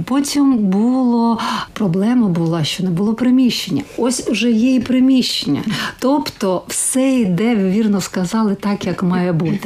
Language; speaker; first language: Ukrainian; native; Ukrainian